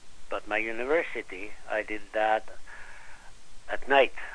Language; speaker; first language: English; non-native, fluent; French